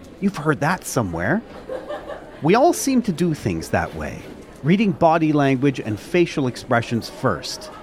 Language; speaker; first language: English; native; English